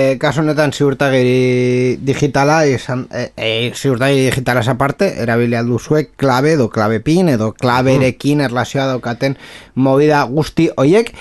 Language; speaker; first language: Basque; non-native, local second language; Spanish